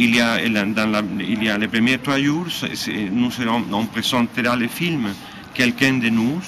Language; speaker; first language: French; non-native, fluent; Spanish